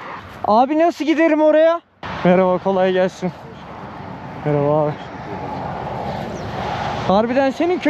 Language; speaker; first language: Turkish; native; Turkish